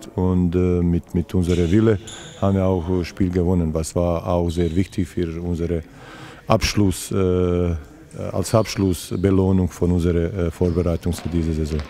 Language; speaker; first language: German; non-native, fluent; Serbian